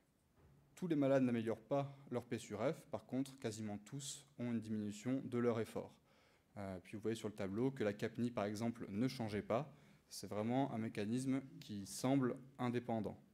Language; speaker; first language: French; native; French